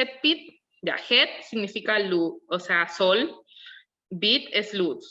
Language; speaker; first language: Spanish; non-native, learner; Korean